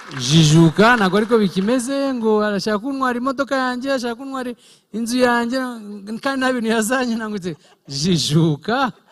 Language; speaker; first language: Kinyarwanda; early bilingual, heritage; Kinyarwanda